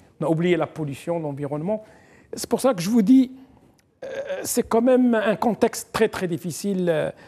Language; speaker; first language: French; non-native, local second language; Arabic